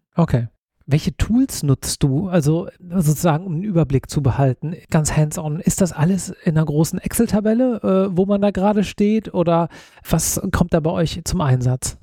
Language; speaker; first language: German; native; German